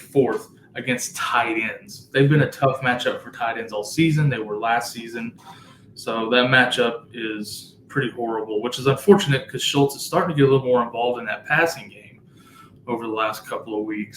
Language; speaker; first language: English; native; English